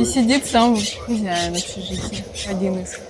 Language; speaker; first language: Russian; native; Russian